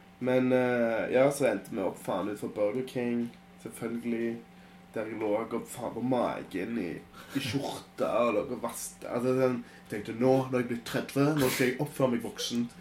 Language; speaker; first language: Norwegian; early bilingual, other home language; Polish